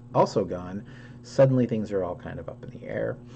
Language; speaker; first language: English; native; English